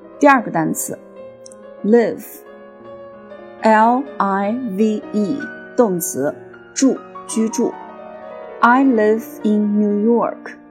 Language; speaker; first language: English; non-native, fluent; Chinese